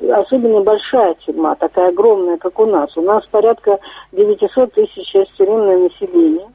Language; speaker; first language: Russian; native; Russian